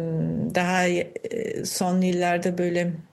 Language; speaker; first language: Turkish; non-native, fluent; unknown